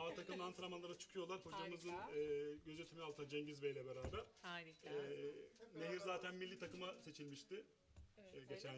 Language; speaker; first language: Turkish; native; Turkish